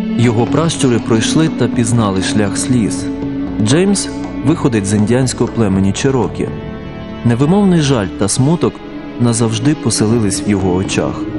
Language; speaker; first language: Ukrainian; native; Ukrainian